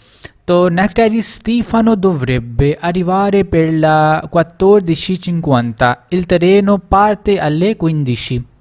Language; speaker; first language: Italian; non-native, fluent; Urdu